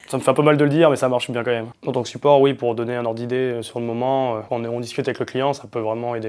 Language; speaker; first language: French; native; French